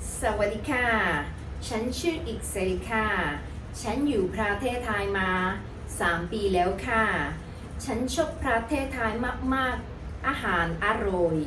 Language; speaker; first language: Thai; non-native, learner; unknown